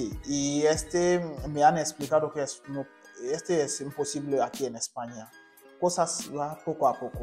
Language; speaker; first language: Spanish; non-native, learner; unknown